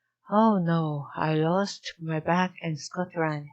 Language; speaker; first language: English; non-native, learner; Japanese